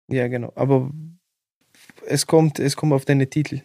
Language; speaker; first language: German; non-native, fluent; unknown